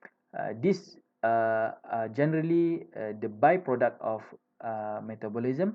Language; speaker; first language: English; non-native, fluent; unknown